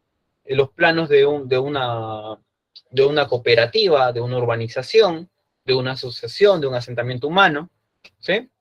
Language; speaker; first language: Spanish; native; Spanish